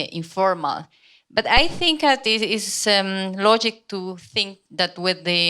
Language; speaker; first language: English; non-native, fluent; Spanish